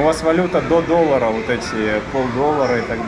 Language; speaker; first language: Russian; native; Russian